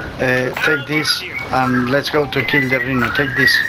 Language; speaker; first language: English; non-native, learner; Spanish